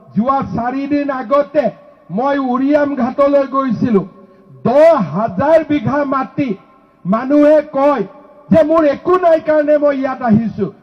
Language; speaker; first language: Assamese; native; Assamese